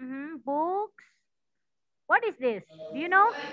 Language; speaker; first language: English; non-native, learner; Indonesian